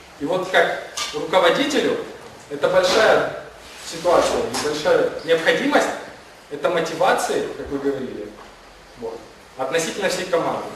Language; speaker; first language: Russian; non-native, local second language; Ukrainian